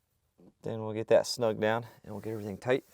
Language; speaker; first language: English; native; English